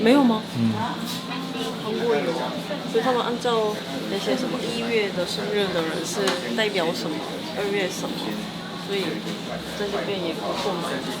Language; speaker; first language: Chinese; non-native, fluent; Korean